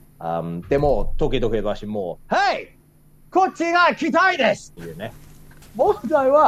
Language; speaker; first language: Japanese; non-native, learner; English